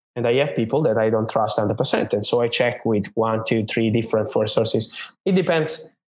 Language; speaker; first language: English; non-native, fluent; Italian